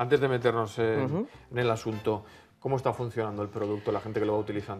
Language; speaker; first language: Spanish; native; Spanish